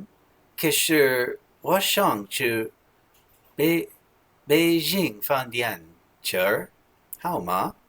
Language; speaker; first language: Chinese; non-native, learner; English